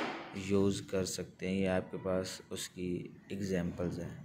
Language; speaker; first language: Hindi; non-native, local second language; Punjabi